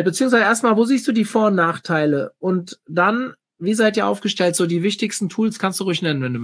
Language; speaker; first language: German; native; German